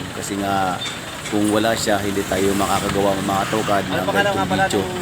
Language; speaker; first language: Filipino; native; Filipino